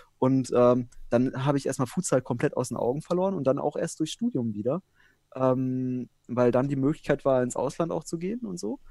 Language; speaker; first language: German; early bilingual, other home language; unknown